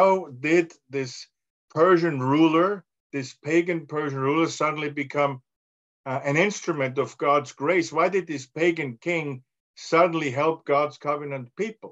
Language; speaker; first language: English; non-native, fluent; German